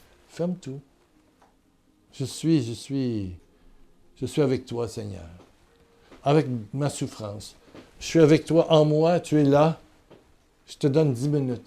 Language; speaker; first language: French; native; French